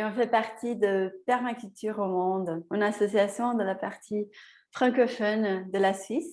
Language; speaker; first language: French; non-native, fluent; Portuguese